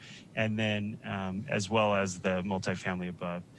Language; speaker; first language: English; native; English